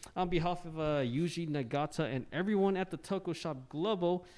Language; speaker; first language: English; non-native, fluent; Japanese